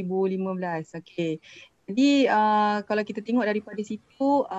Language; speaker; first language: Malay; native; Malay